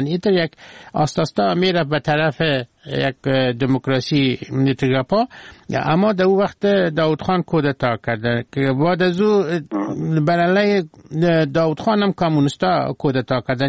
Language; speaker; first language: Persian; native; Persian